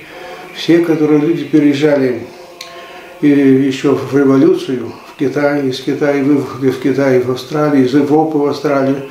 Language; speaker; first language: Russian; early bilingual, heritage; Russian